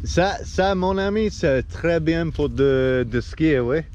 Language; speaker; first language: French; non-native, learner; English